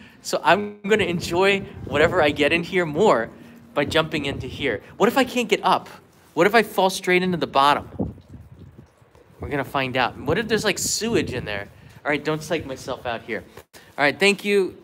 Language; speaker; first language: English; native; English